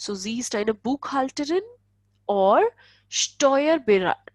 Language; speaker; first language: German; non-native, fluent; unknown